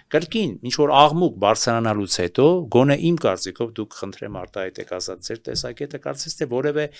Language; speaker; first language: Armenian; native; Armenian